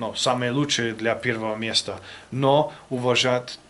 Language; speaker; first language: Russian; non-native, fluent; German